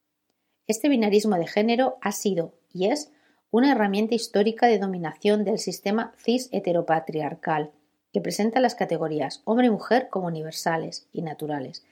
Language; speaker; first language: Spanish; native; Spanish